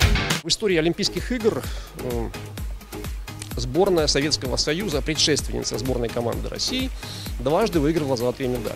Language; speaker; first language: Russian; native; Russian